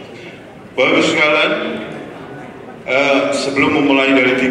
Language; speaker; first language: Indonesian; native; Indonesian